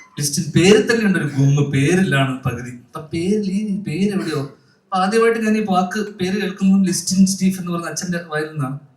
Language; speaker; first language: Malayalam; native; Malayalam